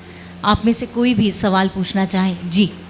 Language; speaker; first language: Hindi; native; Hindi